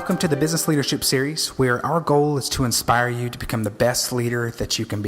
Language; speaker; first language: English; native; English